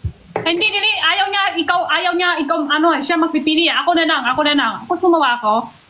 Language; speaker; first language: Filipino; non-native, learner; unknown